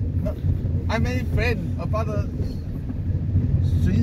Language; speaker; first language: English; non-native, learner; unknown